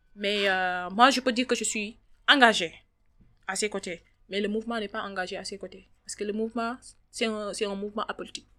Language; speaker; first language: French; non-native, local second language; Wolof